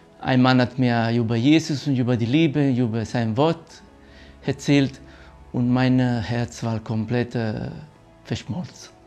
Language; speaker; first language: German; non-native, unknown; Italian